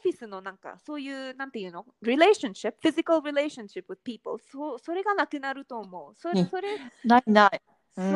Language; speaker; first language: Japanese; non-native, fluent; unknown